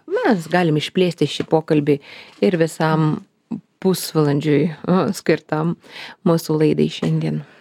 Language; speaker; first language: Lithuanian; non-native, local second language; Russian